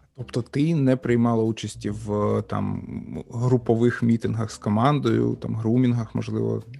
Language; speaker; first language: Ukrainian; non-native, local second language; Russian